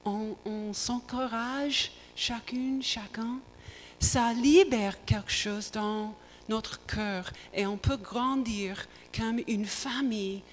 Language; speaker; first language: French; non-native, learner; English